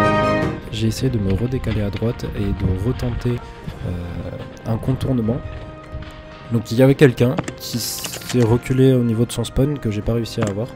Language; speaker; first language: French; native; French